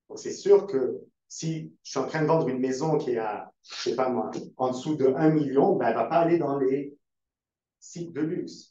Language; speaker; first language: French; native; French